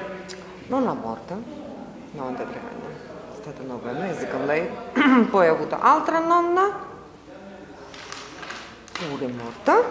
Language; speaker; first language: Italian; non-native, learner; Ukrainian